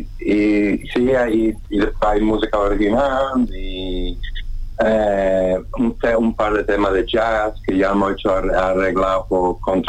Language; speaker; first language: Spanish; non-native, fluent; English